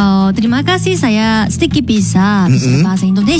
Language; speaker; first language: Indonesian; non-native, learner; Korean